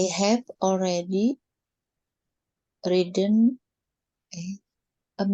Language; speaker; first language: English; non-native, learner; Indonesian